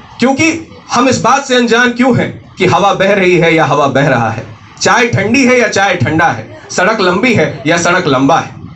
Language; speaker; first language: Hindi; native; Hindi